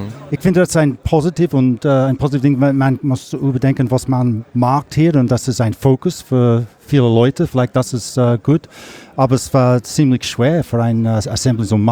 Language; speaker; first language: German; non-native, learner; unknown